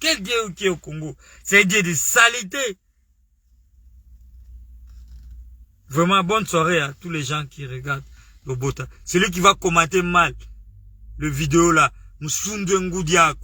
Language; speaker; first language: French; non-native, local second language; Lingala